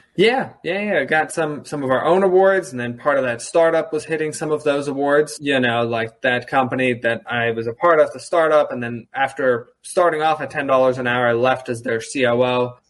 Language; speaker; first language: English; early bilingual, other home language; German